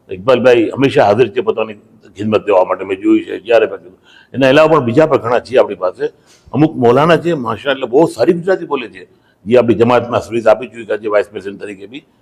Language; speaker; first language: Gujarati; early bilingual, heritage; Gujarati